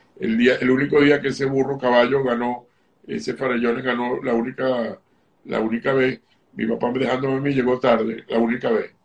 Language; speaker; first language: Spanish; native; Spanish